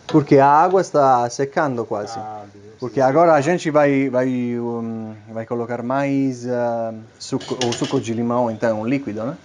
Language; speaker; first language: Portuguese; non-native, fluent; Italian